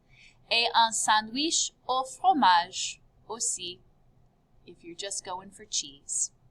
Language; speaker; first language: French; non-native, fluent; English